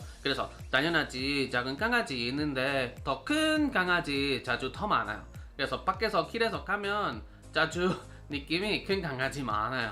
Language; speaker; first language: Korean; non-native, learner; Spanish